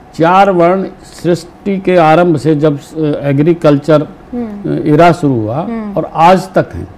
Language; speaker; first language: Hindi; native; Hindi